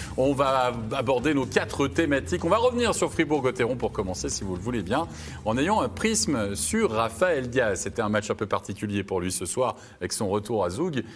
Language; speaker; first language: French; native; French